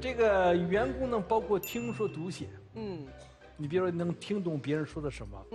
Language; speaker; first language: Chinese; native; Chinese